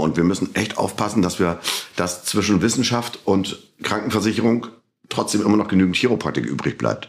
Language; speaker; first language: German; native; German